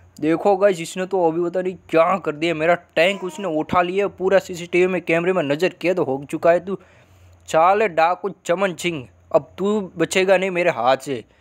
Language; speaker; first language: Hindi; non-native, local second language; Gujarati